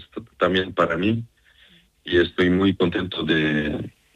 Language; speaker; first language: Spanish; non-native, fluent; French